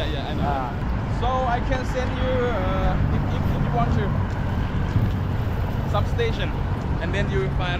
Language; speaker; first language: English; non-native, learner; Thai